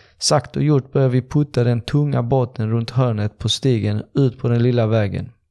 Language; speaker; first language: Swedish; early bilingual, other home language; Persian